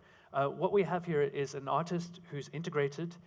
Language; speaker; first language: English; native; English